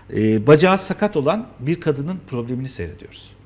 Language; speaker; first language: Turkish; native; Turkish